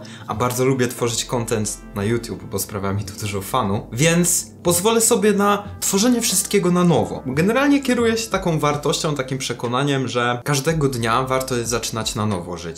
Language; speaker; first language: Polish; native; Polish